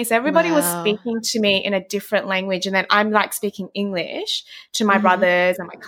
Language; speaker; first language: English; non-native, local second language; Vietnamese